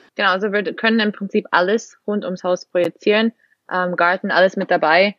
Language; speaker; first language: German; non-native, fluent; English